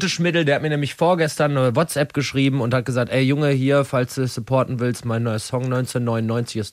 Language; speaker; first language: German; native; German